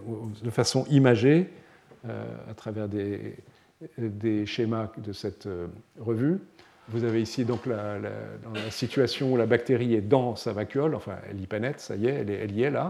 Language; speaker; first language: French; native; French